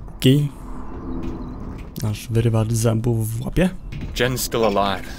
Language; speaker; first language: Polish; native; Polish